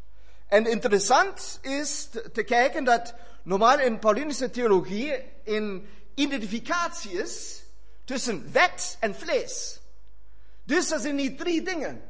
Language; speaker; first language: Dutch; non-native, fluent; German